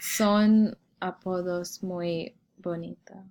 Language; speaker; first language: Spanish; non-native, learner; English